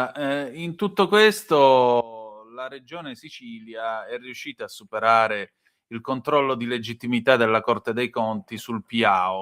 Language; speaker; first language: Italian; native; Italian